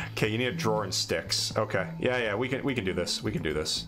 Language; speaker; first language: English; native; English